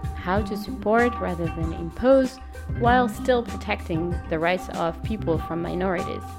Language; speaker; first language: English; non-native, fluent; French